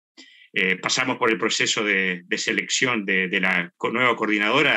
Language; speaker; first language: Spanish; native; Spanish